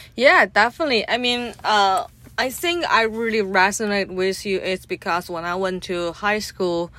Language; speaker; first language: English; non-native, fluent; Chinese